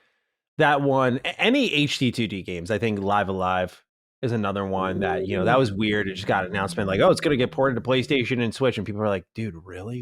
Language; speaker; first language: English; native; English